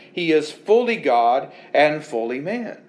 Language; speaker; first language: English; native; English